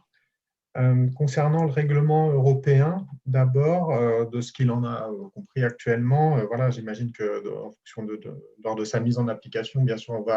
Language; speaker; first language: French; native; French